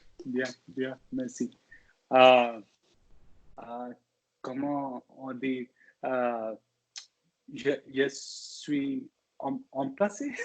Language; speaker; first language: French; non-native, learner; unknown